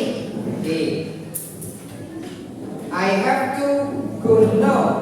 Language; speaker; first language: English; non-native, fluent; Indonesian